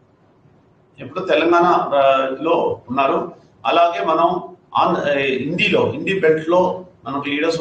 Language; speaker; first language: Telugu; non-native, fluent; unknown